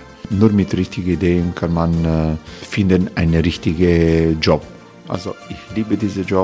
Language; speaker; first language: German; non-native, learner; Croatian